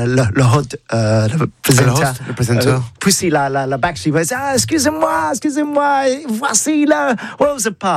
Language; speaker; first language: French; non-native, learner; English